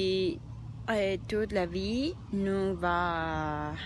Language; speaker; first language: French; non-native, learner; Spanish